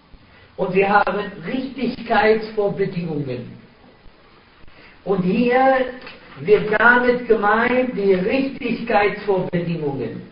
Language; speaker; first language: German; non-native, fluent; Arabic